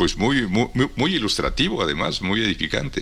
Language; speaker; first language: Spanish; native; Spanish